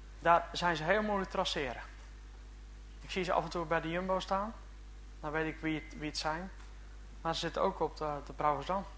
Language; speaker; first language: Dutch; native; Dutch